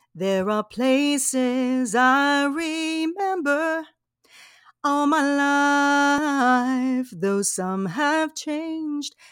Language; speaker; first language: English; native; English